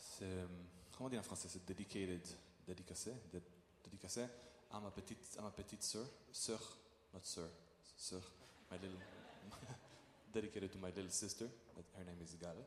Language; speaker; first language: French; non-native, learner; Hebrew